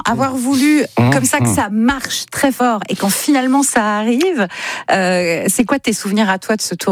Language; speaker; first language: French; native; French